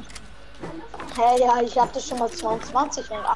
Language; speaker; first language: German; early bilingual, other home language; Macedonian